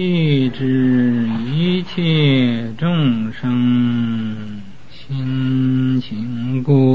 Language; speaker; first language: Chinese; native; Chinese